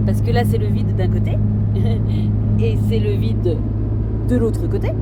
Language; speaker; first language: French; native; French